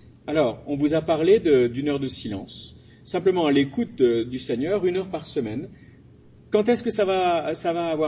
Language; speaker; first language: French; native; French